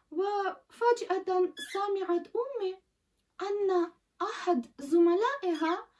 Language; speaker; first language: Arabic; non-native, fluent; Ukrainian